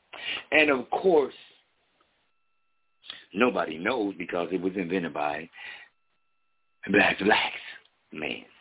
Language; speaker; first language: English; native; English